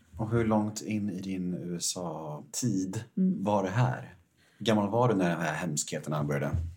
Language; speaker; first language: Swedish; native; Swedish